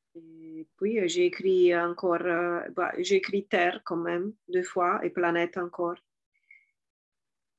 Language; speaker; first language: French; non-native, fluent; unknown